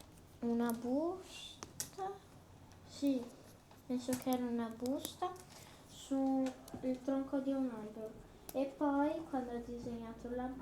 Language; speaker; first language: Italian; early bilingual, other home language; Portuguese